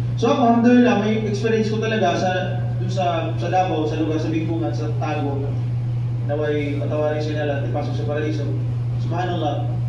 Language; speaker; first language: Filipino; non-native, local second language; Cebuano